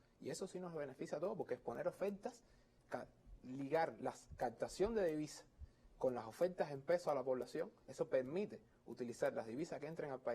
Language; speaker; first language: Spanish; native; Spanish